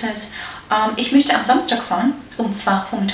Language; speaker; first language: German; non-native, fluent; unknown